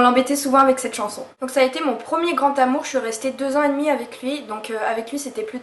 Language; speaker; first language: French; native; French